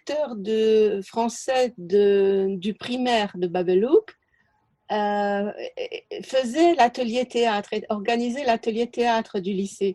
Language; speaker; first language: French; native; French